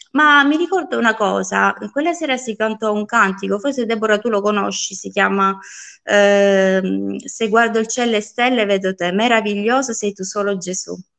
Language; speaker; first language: Italian; early bilingual, other home language; Polish